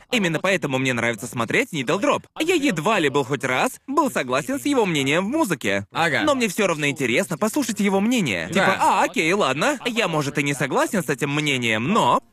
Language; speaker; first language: Russian; non-native, fluent; English